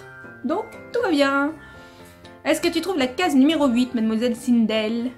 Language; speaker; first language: French; native; French